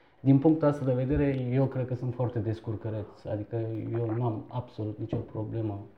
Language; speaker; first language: Romanian; non-native, fluent; Turkish